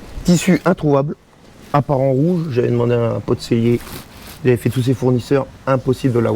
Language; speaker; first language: French; native; French